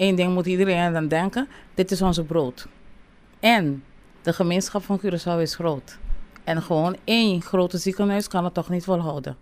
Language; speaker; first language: Dutch; non-native, local second language; Papiamento